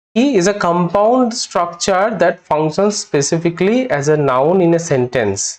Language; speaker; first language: English; non-native, local second language; Bangla